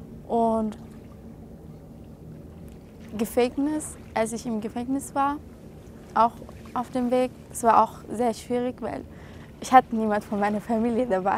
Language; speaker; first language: German; non-native, learner; Arabic